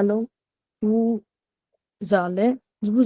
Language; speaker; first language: French; non-native, learner; Punjabi